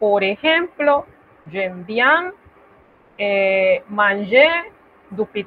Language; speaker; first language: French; non-native, fluent; Spanish